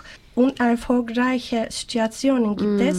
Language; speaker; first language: German; non-native, learner; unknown